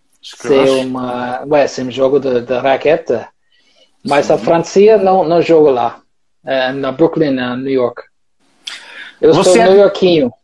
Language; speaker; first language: Portuguese; non-native, learner; English